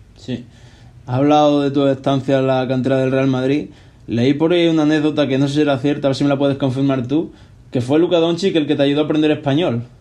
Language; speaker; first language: Spanish; native; Spanish